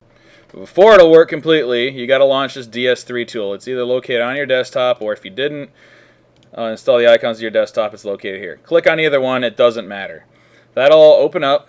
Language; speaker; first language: English; native; English